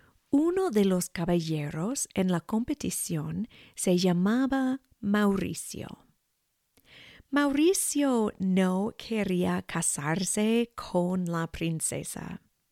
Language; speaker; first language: Spanish; non-native, fluent; English